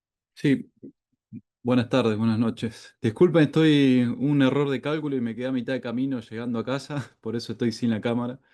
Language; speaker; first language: Spanish; native; Spanish